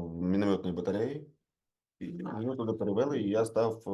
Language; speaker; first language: Ukrainian; non-native, local second language; Russian